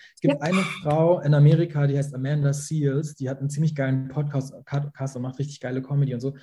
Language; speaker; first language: German; early bilingual, other home language; Persian